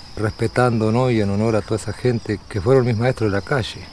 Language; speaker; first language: Spanish; native; Spanish